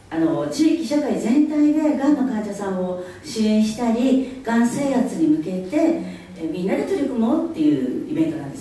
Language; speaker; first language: Japanese; native; Japanese